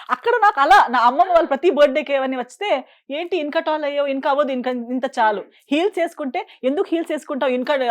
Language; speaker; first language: Telugu; non-native, fluent; Konkani